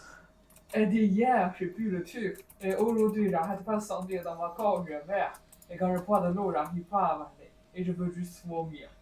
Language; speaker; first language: French; non-native, learner; Chinese